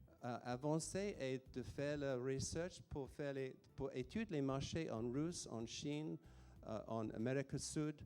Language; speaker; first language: French; non-native, fluent; English